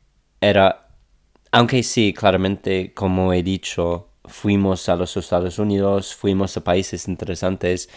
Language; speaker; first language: Spanish; non-native, fluent; English